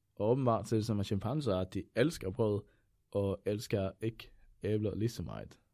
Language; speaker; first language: Danish; non-native, fluent; Swedish